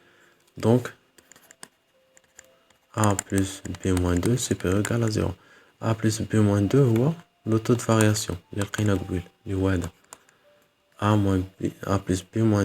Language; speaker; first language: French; non-native, local second language; Arabic